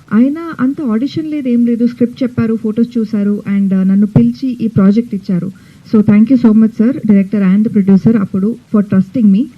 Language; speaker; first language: Telugu; non-native, fluent; Hindi